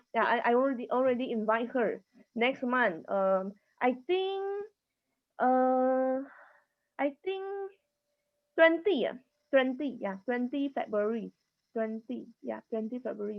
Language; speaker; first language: English; non-native, learner; Chinese